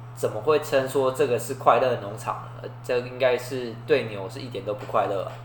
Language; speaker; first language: Chinese; native; Chinese